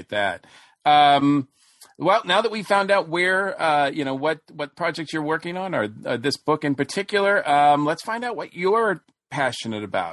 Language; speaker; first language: English; native; English